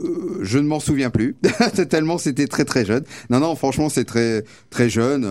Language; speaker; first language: French; native; French